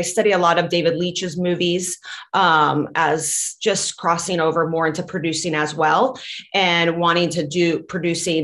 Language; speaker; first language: English; non-native, fluent; Latvian